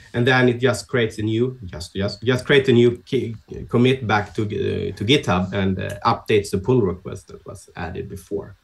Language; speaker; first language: English; non-native, fluent; Swedish